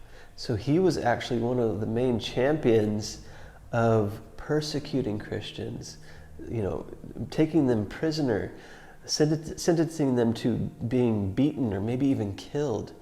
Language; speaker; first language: English; native; English